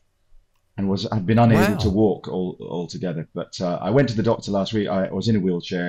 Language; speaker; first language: English; native; English